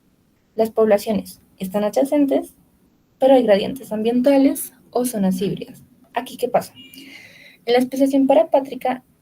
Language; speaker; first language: Spanish; native; Spanish